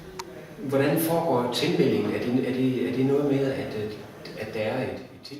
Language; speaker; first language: Danish; native; Danish